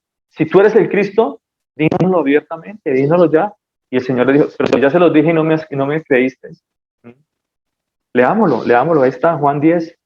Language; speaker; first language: Spanish; native; Spanish